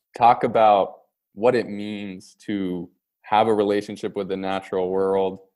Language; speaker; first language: English; native; English